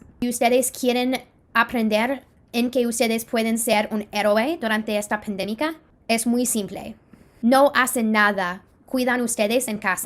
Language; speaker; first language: Spanish; non-native, fluent; English